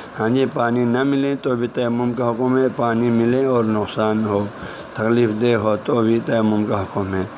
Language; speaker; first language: Urdu; non-native, local second language; Balti